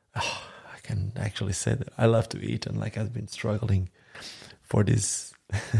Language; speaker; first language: English; non-native, fluent; Croatian